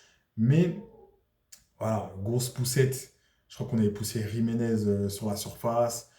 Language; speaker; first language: French; native; French